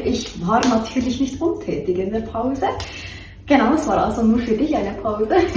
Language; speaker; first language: German; native; German